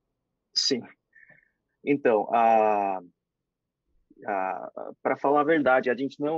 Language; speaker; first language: Portuguese; non-native, fluent; Korean